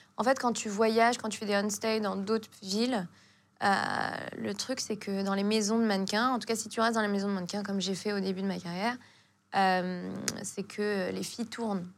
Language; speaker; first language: French; non-native, local second language; Arabic